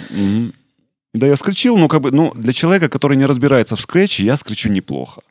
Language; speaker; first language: Russian; native; Russian